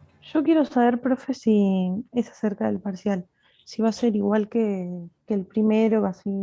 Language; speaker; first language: Spanish; native; Spanish